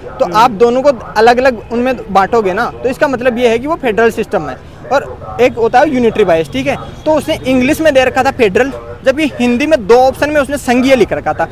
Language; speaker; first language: Hindi; native; Hindi